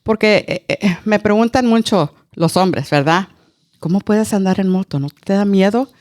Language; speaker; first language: Spanish; early bilingual, heritage; Spanish